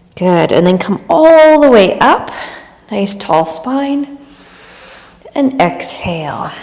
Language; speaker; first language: English; native; English